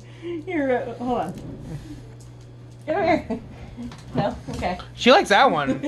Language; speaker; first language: English; native; English